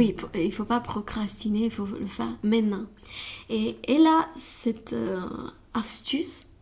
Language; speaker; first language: French; non-native, learner; Romanian